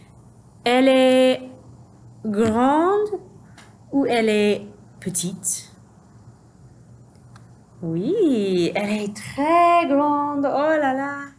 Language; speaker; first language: French; non-native, fluent; English